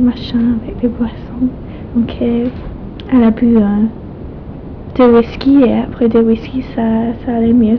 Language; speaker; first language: French; non-native, fluent; English